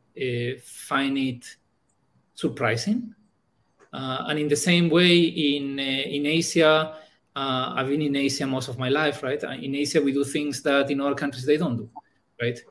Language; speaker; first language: English; non-native, fluent; Spanish